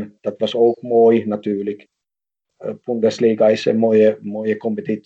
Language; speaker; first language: Dutch; non-native, fluent; Finnish